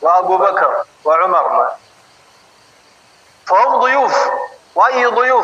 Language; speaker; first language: Arabic; non-native, fluent; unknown